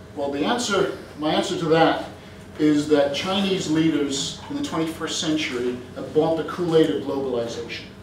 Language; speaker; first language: English; native; English